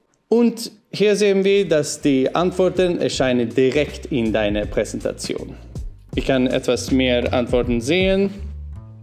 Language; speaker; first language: German; non-native, fluent; Swedish